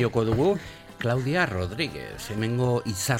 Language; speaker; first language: Basque; native; Basque